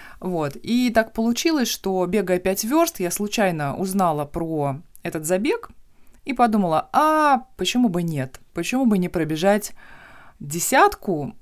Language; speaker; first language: Russian; native; Russian